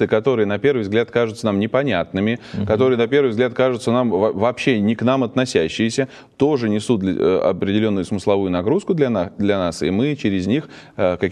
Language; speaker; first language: Russian; native; Russian